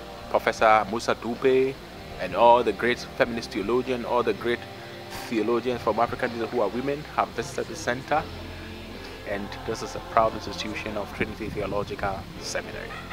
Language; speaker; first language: English; non-native, local second language; Akan